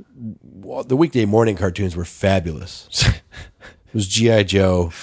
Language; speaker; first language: English; native; English